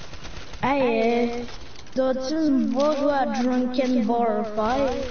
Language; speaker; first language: French; native; French